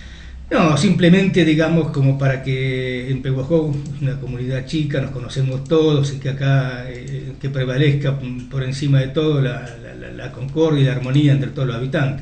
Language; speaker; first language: Spanish; native; Spanish